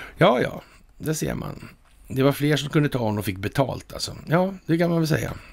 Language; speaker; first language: Swedish; native; Swedish